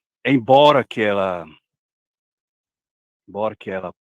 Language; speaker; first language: Portuguese; non-native, local second language; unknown